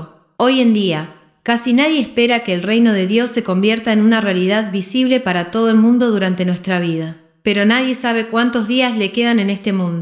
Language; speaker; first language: Spanish; native; Spanish